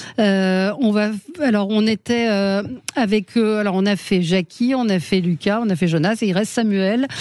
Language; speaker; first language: French; native; French